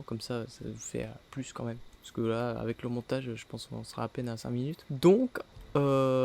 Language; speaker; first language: French; native; French